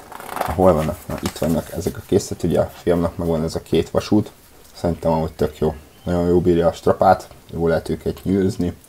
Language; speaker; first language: Hungarian; native; Hungarian